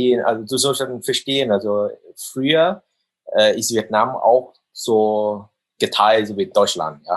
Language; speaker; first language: German; non-native, fluent; Vietnamese